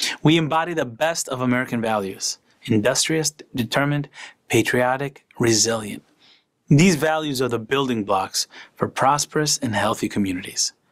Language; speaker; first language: English; early bilingual, other home language; Spanish